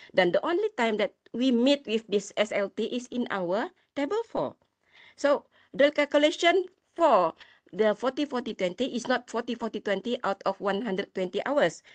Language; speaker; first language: English; non-native, local second language; Malay